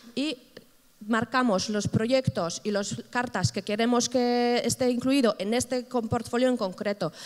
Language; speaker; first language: Spanish; non-native, fluent; Polish